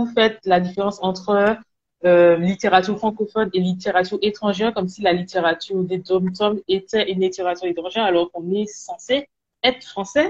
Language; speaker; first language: French; native; French